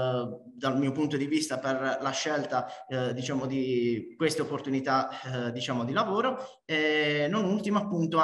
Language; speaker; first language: Italian; native; Italian